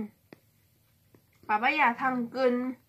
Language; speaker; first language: Korean; non-native, learner; Thai